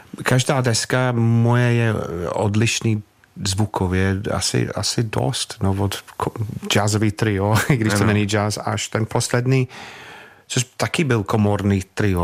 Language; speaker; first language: Czech; non-native, fluent; English